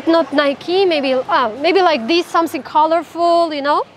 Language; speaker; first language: English; non-native, learner; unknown